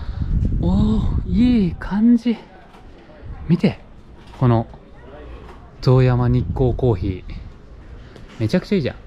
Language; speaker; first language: Japanese; native; Japanese